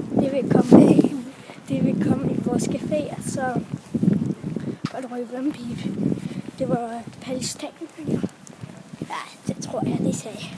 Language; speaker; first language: Danish; early bilingual, other home language; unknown